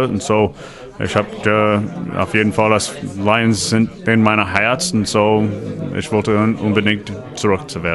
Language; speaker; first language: German; non-native, learner; English